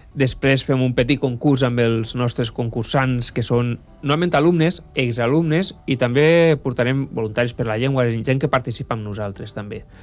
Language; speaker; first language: Catalan; native; Catalan